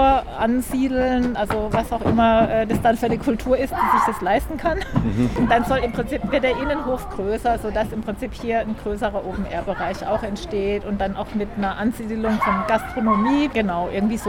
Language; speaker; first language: German; native; German